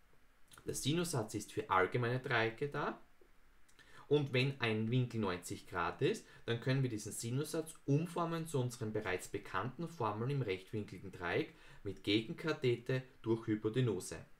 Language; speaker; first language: German; native; German